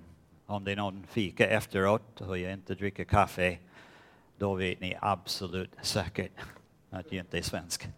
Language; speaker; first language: Swedish; non-native, fluent; English